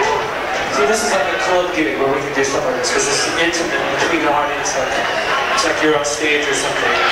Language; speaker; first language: English; native; English